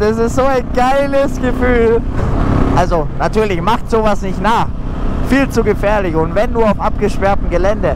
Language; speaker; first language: German; native; German